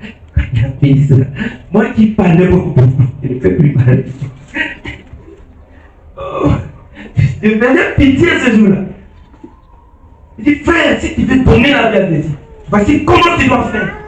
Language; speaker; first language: French; non-native, local second language; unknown